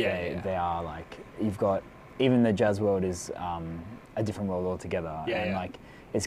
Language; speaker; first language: English; native; English